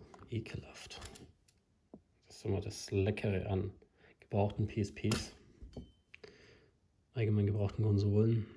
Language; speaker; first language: German; native; German